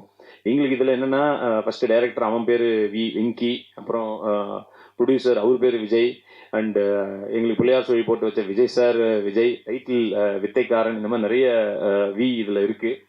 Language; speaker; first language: Tamil; native; Tamil